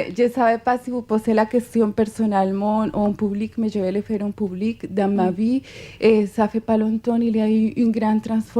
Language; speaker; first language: French; non-native, fluent; Spanish